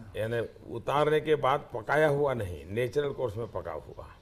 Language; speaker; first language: Hindi; non-native, local second language; Gujarati